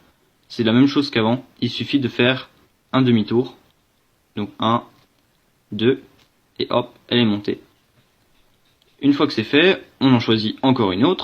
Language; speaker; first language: French; native; French